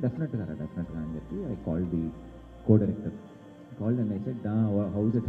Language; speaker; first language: Telugu; native; Telugu